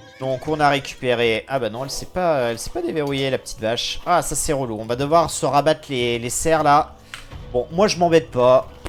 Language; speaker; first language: French; native; French